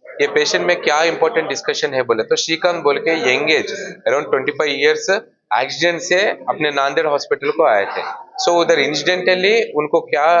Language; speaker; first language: Hindi; non-native, local second language; Telugu